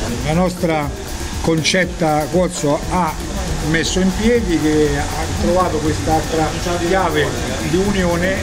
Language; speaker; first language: Italian; native; Italian